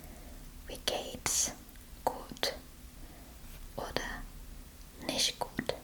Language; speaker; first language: German; non-native, fluent; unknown